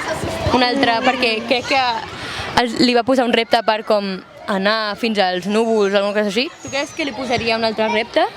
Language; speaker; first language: Catalan; native; Catalan